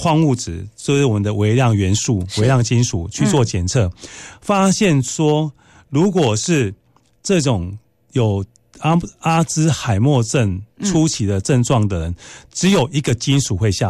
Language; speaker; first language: Chinese; native; Chinese